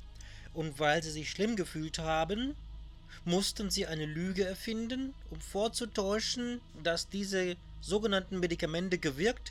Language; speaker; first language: German; native; German